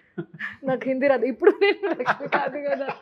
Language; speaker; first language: Telugu; non-native, fluent; Hindi